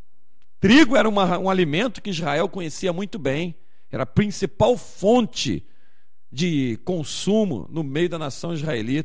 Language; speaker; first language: Portuguese; native; Portuguese